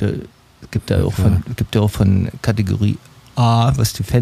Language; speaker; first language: German; native; German